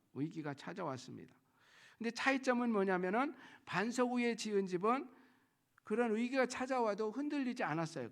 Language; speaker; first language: Korean; native; Korean